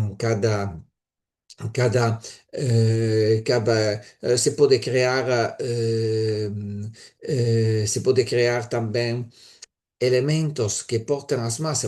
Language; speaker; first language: Spanish; non-native, learner; Italian